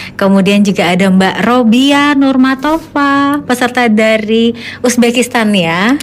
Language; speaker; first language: Indonesian; native; Indonesian